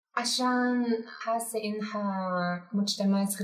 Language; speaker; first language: Arabic; non-native, learner; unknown